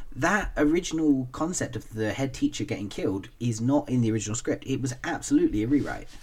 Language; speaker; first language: English; native; English